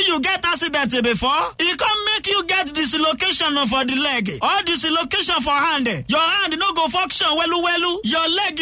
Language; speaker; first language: Nigerian Pidgin; native; Nigerian Pidgin